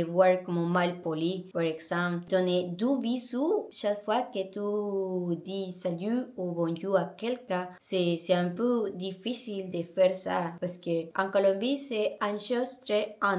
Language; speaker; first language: French; non-native, learner; Spanish